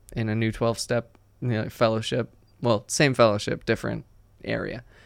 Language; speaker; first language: English; native; English